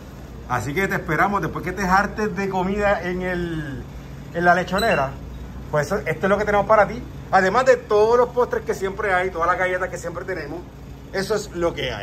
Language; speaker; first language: Spanish; native; Spanish